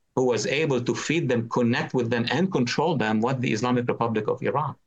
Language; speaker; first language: English; non-native, fluent; Arabic